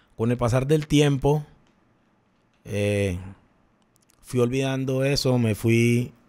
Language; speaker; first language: Spanish; native; Spanish